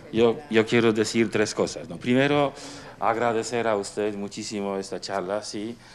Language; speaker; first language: Spanish; non-native, fluent; Polish